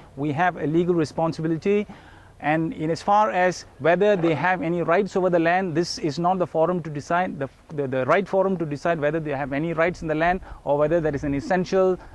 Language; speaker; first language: English; non-native, local second language; Tamil